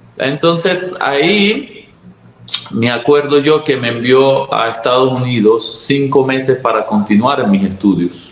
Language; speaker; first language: Spanish; early bilingual, other home language; Arabic